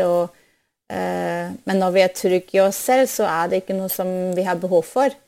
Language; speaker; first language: Norwegian; non-native, fluent; German